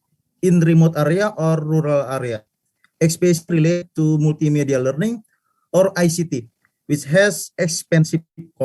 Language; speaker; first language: English; non-native, fluent; Indonesian